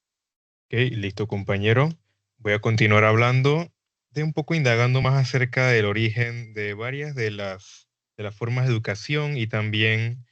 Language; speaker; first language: Spanish; native; Spanish